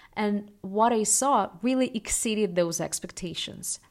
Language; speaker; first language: English; non-native, fluent; Russian